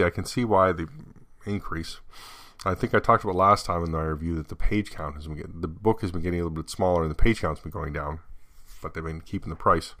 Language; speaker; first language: English; native; English